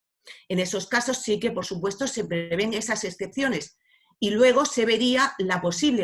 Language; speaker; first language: Spanish; native; Spanish